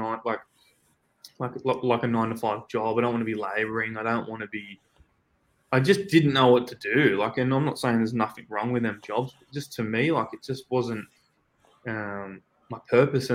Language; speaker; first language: English; native; English